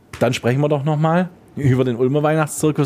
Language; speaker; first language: German; native; German